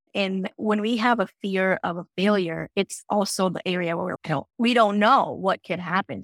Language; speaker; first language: English; non-native, local second language; Gujarati